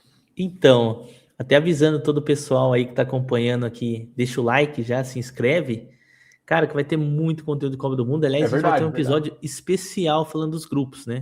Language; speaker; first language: Portuguese; native; Portuguese